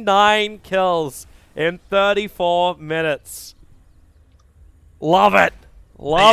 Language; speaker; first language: English; native; English